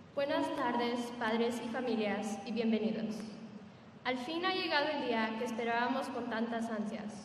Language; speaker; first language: Spanish; early bilingual, heritage; Spanish